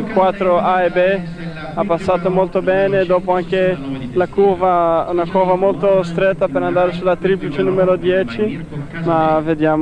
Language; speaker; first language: Italian; non-native, fluent; Portuguese